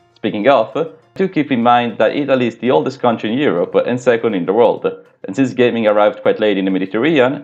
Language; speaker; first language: English; non-native, fluent; Italian